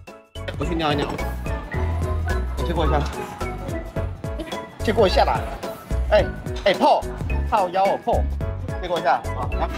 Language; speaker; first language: Chinese; native; Chinese